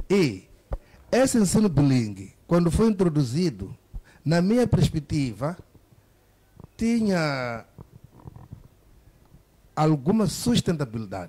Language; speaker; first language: Portuguese; native; Portuguese